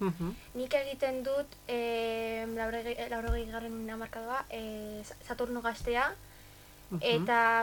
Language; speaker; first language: Basque; non-native, local second language; Spanish